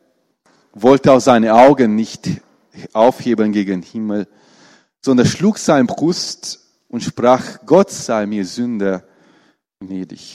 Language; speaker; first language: German; non-native, fluent; Romanian